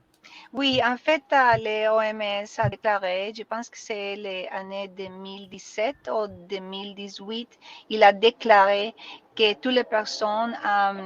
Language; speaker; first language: French; non-native, learner; Spanish